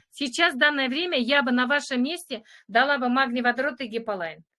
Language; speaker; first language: Russian; non-native, local second language; Kazakh